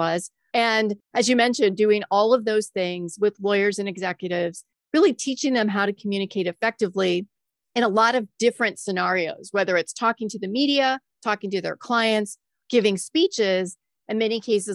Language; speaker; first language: English; native; English